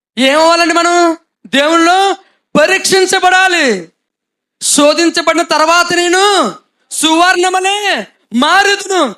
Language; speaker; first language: Telugu; non-native, local second language; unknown